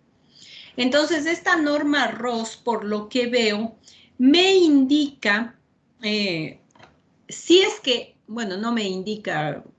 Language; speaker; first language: Spanish; native; Spanish